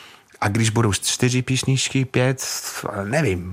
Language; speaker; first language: Czech; non-native, fluent; English